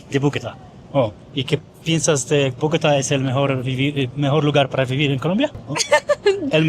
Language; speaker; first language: Spanish; non-native, learner; Polish